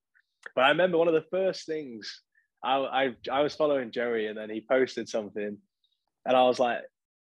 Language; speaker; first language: English; native; English